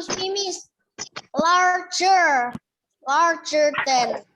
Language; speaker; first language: English; non-native, learner; Indonesian